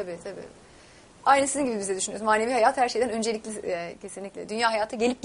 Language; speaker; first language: Turkish; native; Turkish